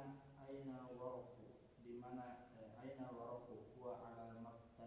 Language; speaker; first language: Arabic; non-native, learner; Indonesian